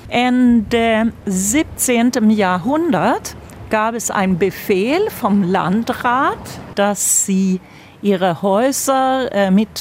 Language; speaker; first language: German; non-native, fluent; Swedish